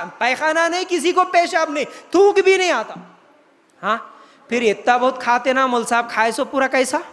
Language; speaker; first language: Hindi; non-native, local second language; Urdu